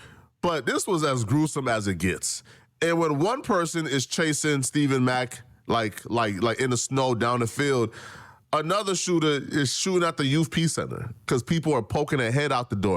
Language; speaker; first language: English; native; English